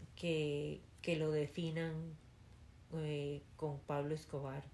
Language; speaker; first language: Spanish; early bilingual, heritage; Spanish